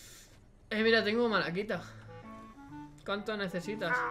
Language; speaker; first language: Spanish; native; Spanish